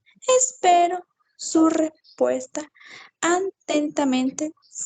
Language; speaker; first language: Spanish; non-native, learner; Portuguese